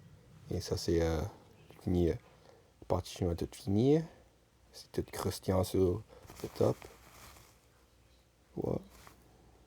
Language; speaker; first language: French; non-native, local second language; English